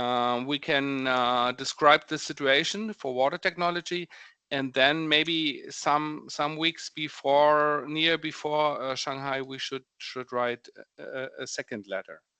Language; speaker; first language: English; non-native, fluent; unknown